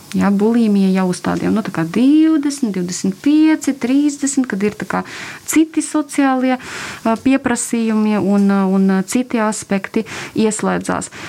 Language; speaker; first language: Latvian; non-native, local second language; Russian